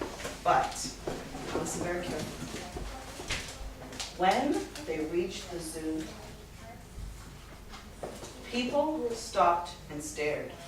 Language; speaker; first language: English; early bilingual, other home language; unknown